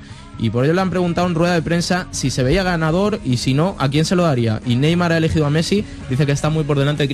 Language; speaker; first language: Spanish; native; Spanish